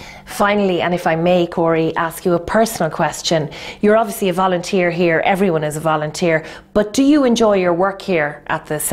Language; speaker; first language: English; native; English